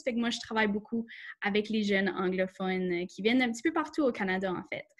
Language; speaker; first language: French; native; French